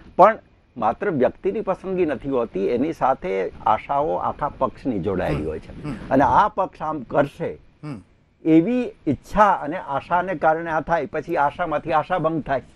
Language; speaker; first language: Gujarati; native; Gujarati